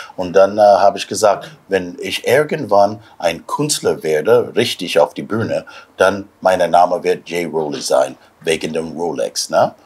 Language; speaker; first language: German; non-native, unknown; English